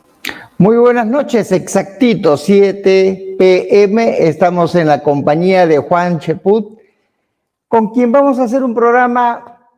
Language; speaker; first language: Spanish; native; Spanish